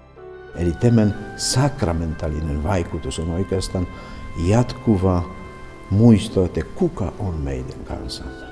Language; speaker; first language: Finnish; non-native, fluent; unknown